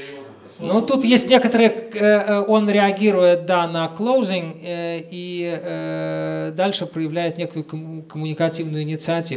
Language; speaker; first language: Russian; native; Russian